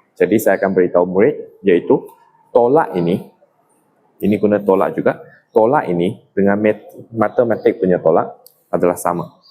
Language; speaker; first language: Malay; non-native, local second language; Chinese